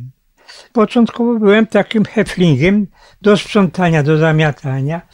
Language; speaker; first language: Polish; native; Polish